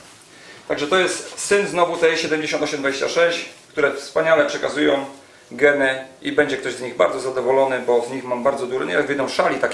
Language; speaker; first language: Polish; native; Polish